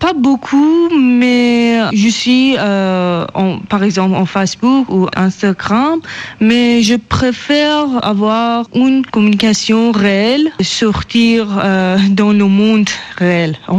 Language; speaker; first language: French; non-native, learner; Persian